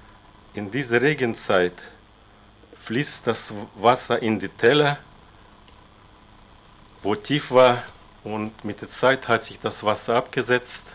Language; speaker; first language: German; non-native, fluent; Russian